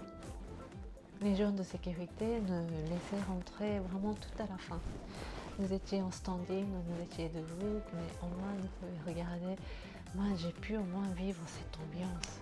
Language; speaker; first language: French; non-native, fluent; Japanese